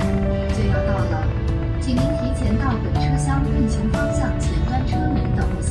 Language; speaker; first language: Chinese; native; Chinese